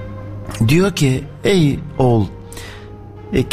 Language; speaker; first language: Turkish; native; Turkish